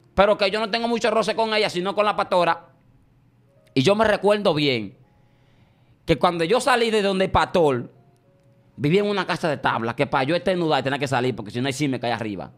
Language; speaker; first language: Spanish; native; Spanish